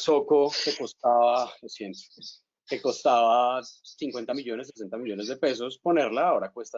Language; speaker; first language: Spanish; native; Spanish